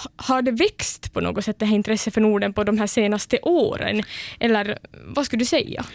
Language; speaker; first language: Swedish; native; Swedish